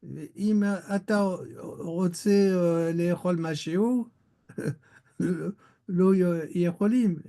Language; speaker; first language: Hebrew; non-native, learner; French